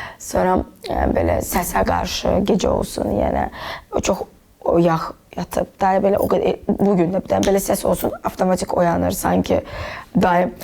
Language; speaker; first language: Azerbaijani; non-native, local second language; Russian